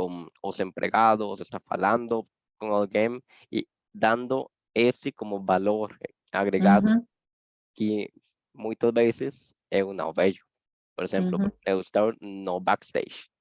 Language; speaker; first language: Portuguese; non-native, fluent; Spanish